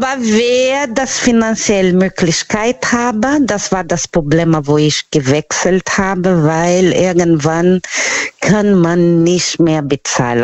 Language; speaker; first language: German; non-native, learner; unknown